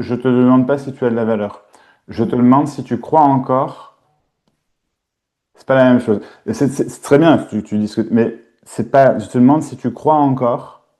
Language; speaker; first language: French; native; French